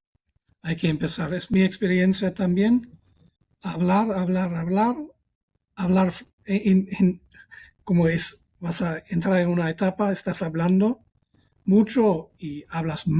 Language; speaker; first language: Spanish; non-native, fluent; German